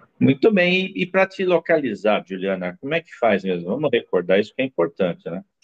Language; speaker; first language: Portuguese; native; Portuguese